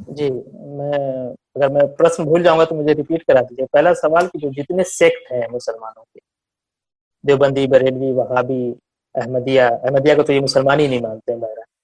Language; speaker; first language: Hindi; native; Hindi